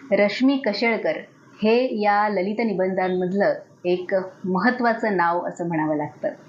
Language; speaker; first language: Marathi; native; Marathi